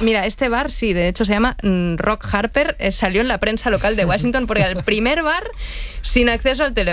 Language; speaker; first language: Spanish; native; Spanish